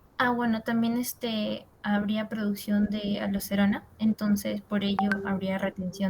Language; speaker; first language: Spanish; native; Spanish